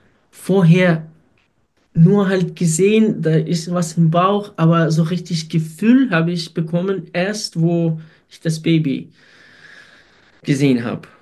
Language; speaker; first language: German; non-native, fluent; Ukrainian